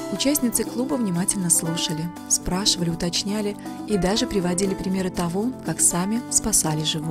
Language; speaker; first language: Russian; native; Russian